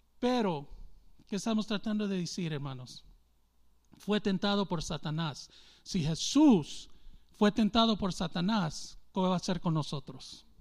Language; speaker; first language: Spanish; early bilingual, heritage; English